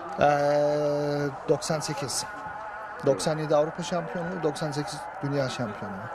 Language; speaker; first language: Turkish; early bilingual, heritage; Turkish